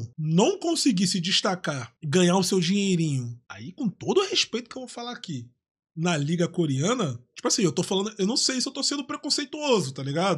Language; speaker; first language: Portuguese; native; Portuguese